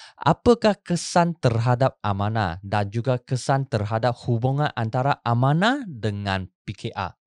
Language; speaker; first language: Malay; non-native, local second language; Chinese